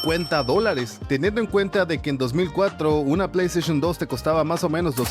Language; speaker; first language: Spanish; native; Spanish